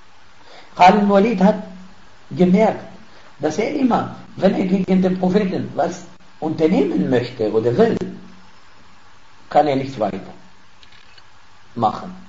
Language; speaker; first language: German; non-native, fluent; Arabic